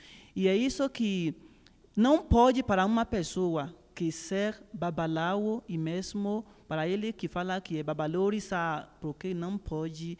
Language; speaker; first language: Portuguese; non-native, learner; Yoruba